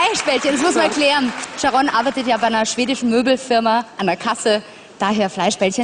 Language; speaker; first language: German; native; German